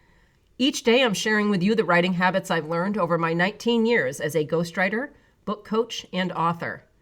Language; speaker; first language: English; native; English